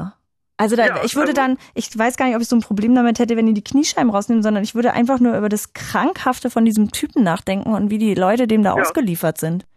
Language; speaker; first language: German; native; German